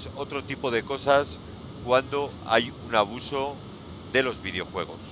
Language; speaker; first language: Spanish; native; Spanish